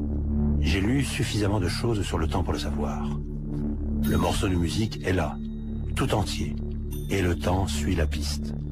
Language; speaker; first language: French; native; French